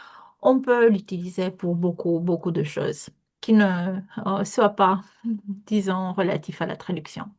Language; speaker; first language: French; non-native, fluent; Romanian